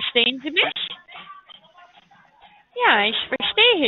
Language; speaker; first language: German; non-native, learner; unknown